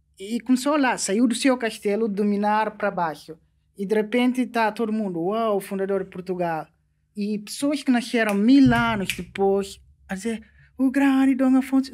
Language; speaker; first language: Portuguese; non-native, local second language; Upper Guinea Crioulo